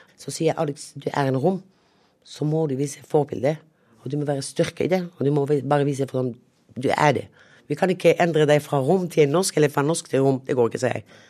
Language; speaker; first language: Norwegian; non-native, local second language; Romany